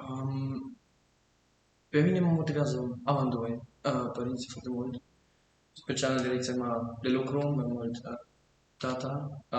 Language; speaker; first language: Romanian; early bilingual, heritage; German